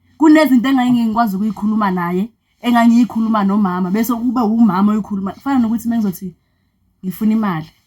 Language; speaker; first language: Zulu; non-native, local second language; Xhosa